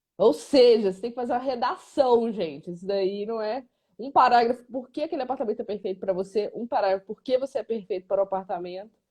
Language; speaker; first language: Portuguese; native; Portuguese